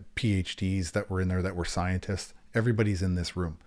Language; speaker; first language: English; native; English